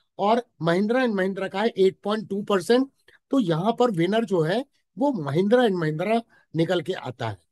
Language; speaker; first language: Hindi; native; Hindi